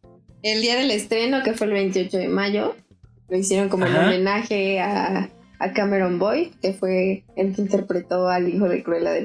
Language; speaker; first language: Spanish; native; Spanish